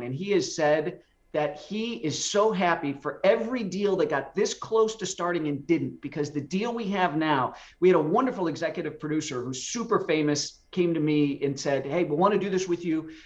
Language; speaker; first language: English; native; English